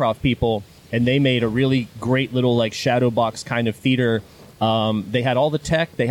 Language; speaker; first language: English; native; English